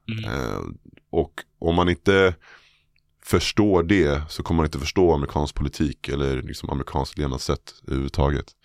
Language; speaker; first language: Swedish; native; Swedish